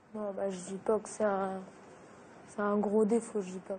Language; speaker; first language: French; native; French